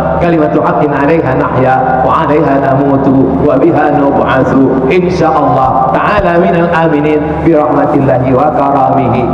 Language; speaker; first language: Malay; native; Malay